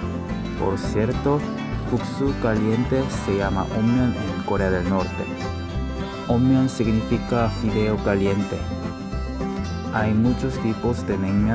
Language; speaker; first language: Spanish; non-native, learner; Korean